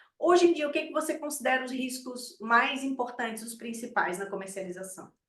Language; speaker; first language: Portuguese; native; Portuguese